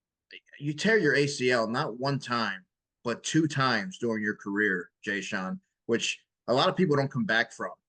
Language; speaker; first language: English; native; English